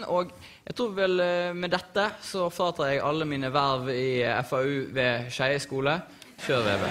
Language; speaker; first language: Norwegian; native; Norwegian